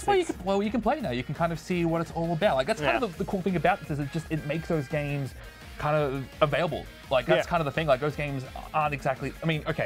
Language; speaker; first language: English; native; English